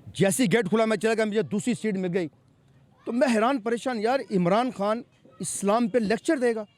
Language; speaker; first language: Urdu; non-native, local second language; Punjabi